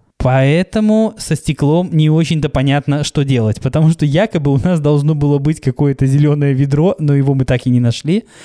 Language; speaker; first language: Russian; native; Russian